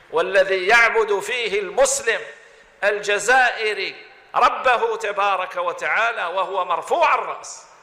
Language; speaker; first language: Arabic; native; Arabic